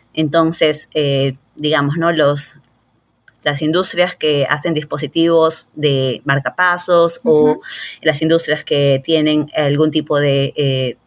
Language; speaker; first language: Spanish; native; Spanish